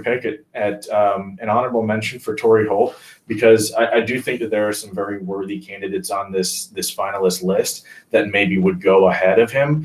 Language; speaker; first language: English; native; English